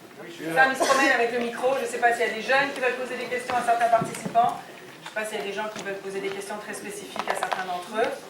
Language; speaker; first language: French; native; French